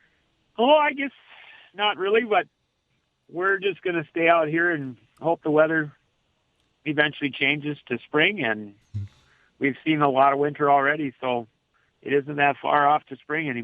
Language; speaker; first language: English; native; English